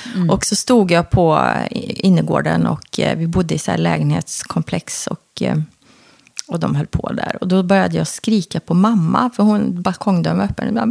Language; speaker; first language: Swedish; early bilingual, other home language; Korean